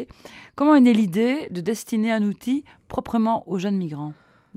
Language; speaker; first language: French; native; French